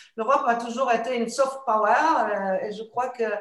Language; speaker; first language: French; non-native, fluent; German